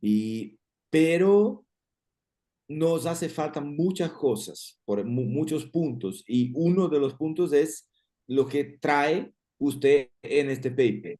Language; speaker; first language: Spanish; non-native, fluent; Portuguese